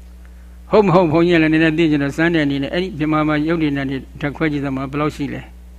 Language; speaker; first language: Burmese; native; Burmese